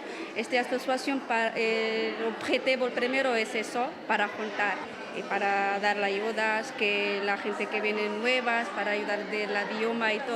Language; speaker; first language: Spanish; non-native, learner; Arabic